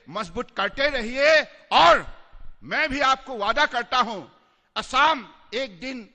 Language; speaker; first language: Hindi; non-native, local second language; Assamese